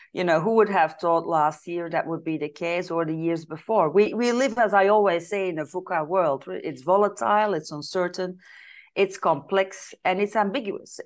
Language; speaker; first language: English; non-native, fluent; Dutch